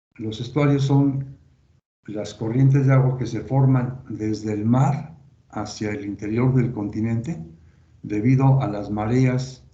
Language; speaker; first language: Spanish; native; Spanish